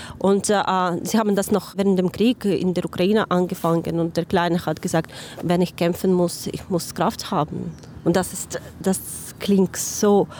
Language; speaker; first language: German; non-native, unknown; Ukrainian